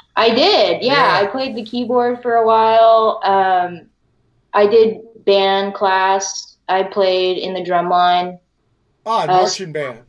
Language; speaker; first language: English; early bilingual, other home language; Filipino